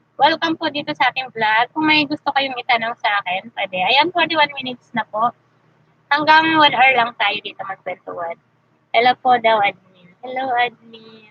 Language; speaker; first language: Filipino; non-native, local second language; Masbatenyo